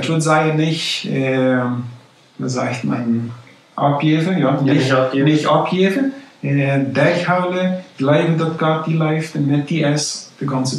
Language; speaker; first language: German; non-native, local second language; Plautdietsch